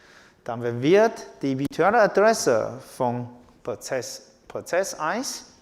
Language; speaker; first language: German; non-native, learner; Chinese